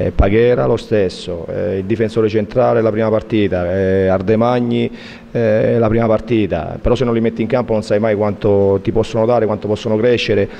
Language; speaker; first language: Italian; native; Italian